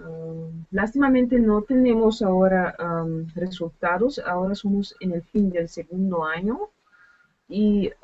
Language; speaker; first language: Spanish; non-native, learner; Dutch